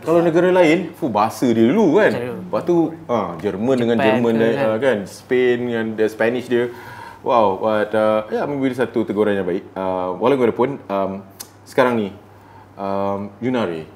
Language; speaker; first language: Malay; native; Malay